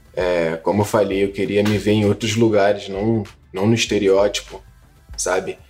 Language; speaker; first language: Portuguese; native; Portuguese